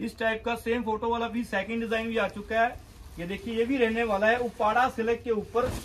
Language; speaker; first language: Hindi; non-native, local second language; Punjabi